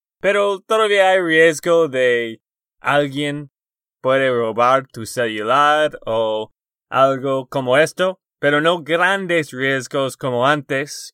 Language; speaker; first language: Spanish; non-native, fluent; English